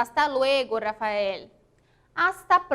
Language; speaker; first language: Spanish; non-native, fluent; Portuguese